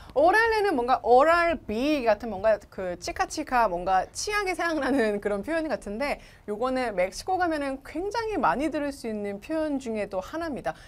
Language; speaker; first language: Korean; native; Korean